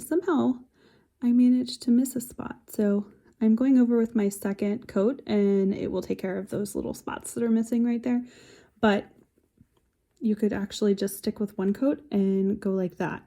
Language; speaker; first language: English; native; English